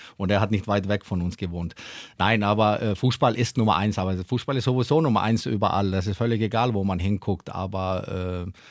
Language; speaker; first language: German; non-native, fluent; Icelandic